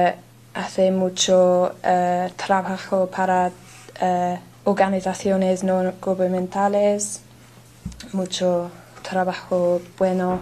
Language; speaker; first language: Spanish; non-native, learner; English